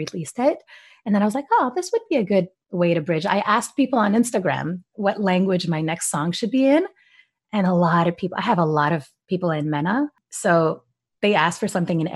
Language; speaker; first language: English; native; English